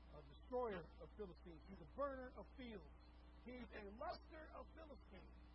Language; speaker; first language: English; native; English